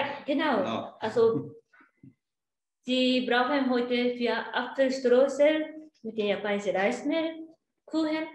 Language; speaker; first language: German; non-native, learner; Japanese